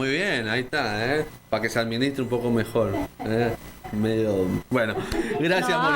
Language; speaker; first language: Spanish; native; Spanish